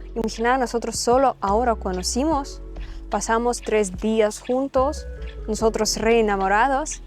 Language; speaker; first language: Spanish; non-native, learner; Russian